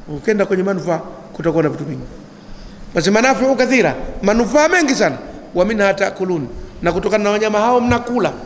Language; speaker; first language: Swahili; native; Swahili